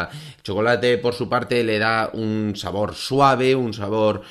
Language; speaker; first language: Spanish; native; Spanish